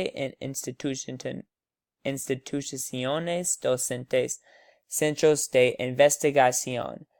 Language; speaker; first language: Spanish; non-native, learner; English